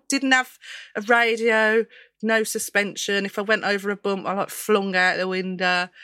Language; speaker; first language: English; native; English